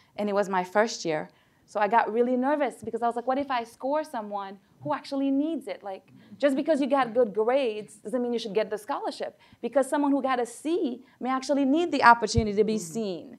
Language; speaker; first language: English; early bilingual, other home language; Haitian Creole